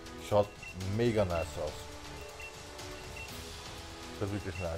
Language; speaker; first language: German; native; German